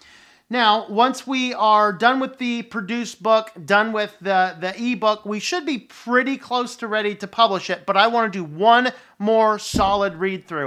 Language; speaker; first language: English; native; English